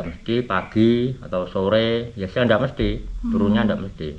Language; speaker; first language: Indonesian; non-native, local second language; Javanese